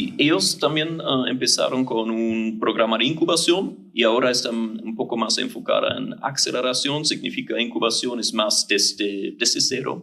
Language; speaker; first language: Spanish; non-native, fluent; German